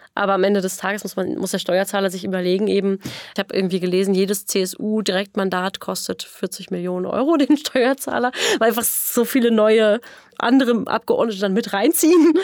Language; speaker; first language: German; native; German